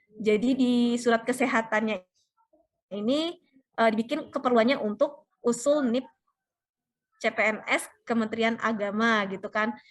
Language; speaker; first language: Indonesian; native; Indonesian